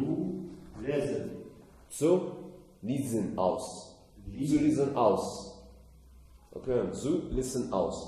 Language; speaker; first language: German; non-native, learner; Arabic